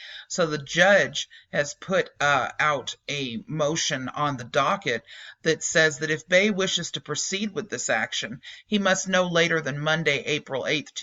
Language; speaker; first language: English; native; English